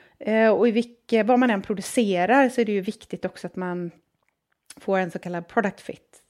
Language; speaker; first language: Swedish; native; Swedish